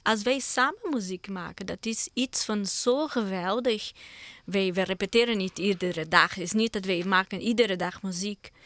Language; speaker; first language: Dutch; non-native, learner; Portuguese